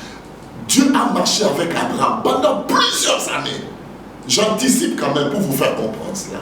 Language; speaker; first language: French; non-native, local second language; Lingala